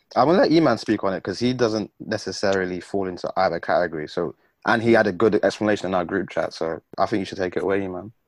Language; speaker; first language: English; native; English